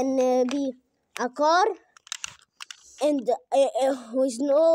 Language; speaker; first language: English; non-native, learner; Arabic